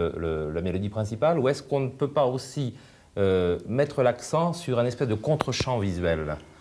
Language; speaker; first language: French; native; French